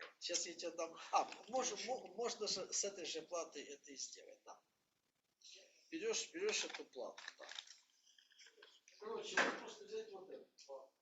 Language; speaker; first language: Russian; native; Russian